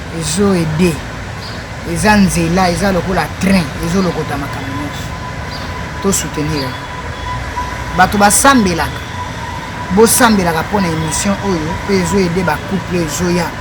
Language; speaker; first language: Lingala; native; Lingala